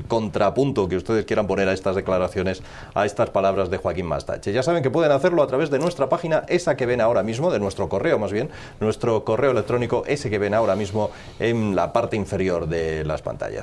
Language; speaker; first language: Spanish; native; Spanish